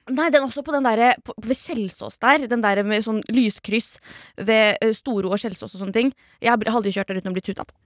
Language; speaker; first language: Norwegian; early bilingual, other home language; Kurdish